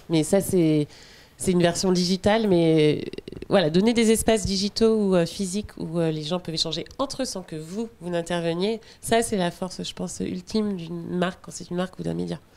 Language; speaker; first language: French; native; French